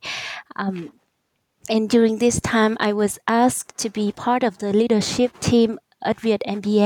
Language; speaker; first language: English; non-native, fluent; Vietnamese